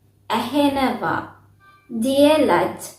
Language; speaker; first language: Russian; non-native, fluent; Sinhala